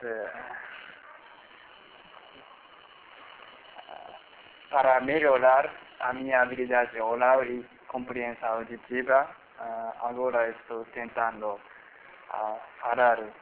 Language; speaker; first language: Portuguese; non-native, learner; Japanese